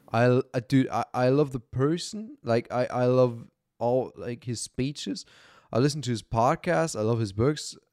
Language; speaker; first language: English; non-native, fluent; German